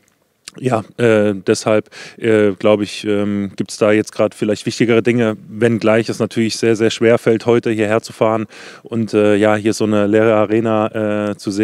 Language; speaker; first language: German; native; German